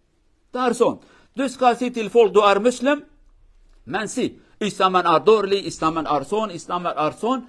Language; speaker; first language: Norwegian; non-native, learner; Kurdish